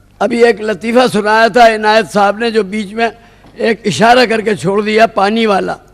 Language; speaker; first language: Urdu; native; Urdu